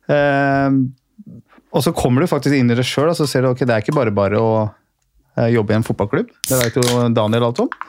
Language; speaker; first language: Norwegian; early bilingual, other home language; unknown